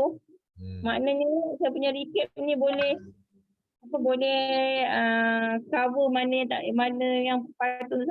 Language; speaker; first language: Malay; native; Malay